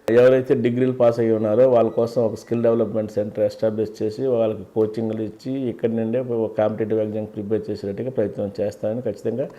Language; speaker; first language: Telugu; native; Telugu